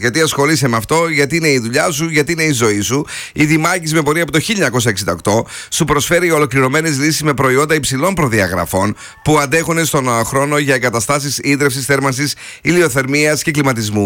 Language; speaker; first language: Greek; native; Greek